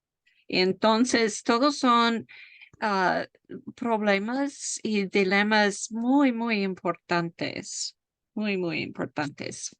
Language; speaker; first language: Spanish; non-native, fluent; English